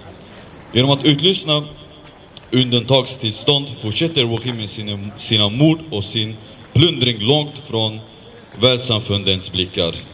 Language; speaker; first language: Swedish; non-native, fluent; Azerbaijani